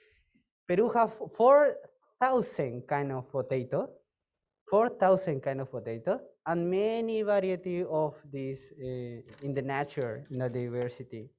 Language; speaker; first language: English; non-native, fluent; Spanish